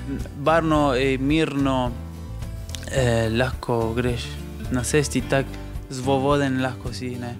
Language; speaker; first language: Slovenian; non-native, learner; Spanish